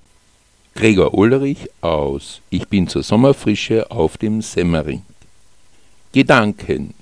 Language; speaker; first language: German; native; German